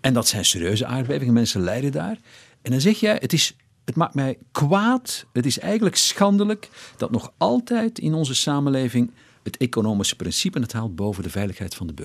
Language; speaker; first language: Dutch; native; Dutch